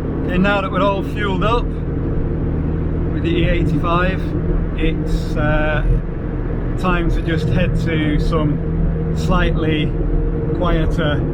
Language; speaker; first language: English; native; English